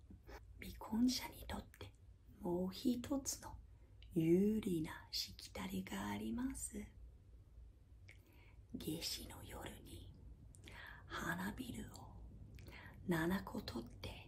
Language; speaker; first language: Japanese; non-native, fluent; English